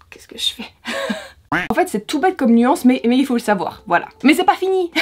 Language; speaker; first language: French; native; French